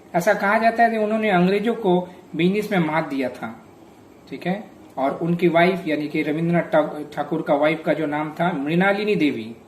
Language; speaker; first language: Hindi; non-native, local second language; Bangla